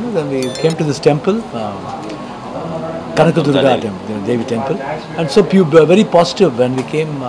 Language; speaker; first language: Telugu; non-native, learner; Kannada